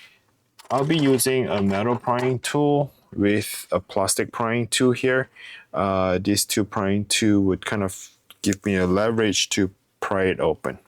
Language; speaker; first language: English; non-native, fluent; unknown